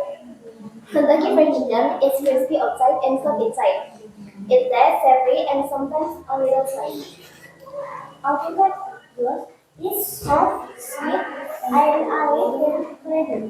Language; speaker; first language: English; non-native, learner; Indonesian